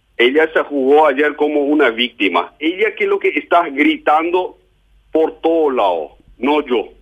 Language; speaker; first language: Spanish; non-native, fluent; German